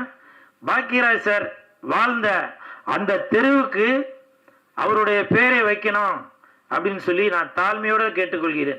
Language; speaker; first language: Tamil; native; Tamil